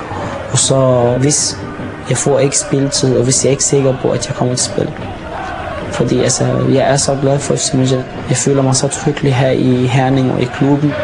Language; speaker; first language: Danish; non-native, fluent; Arabic